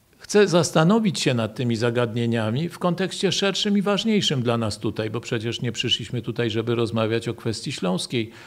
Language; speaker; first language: Polish; native; Polish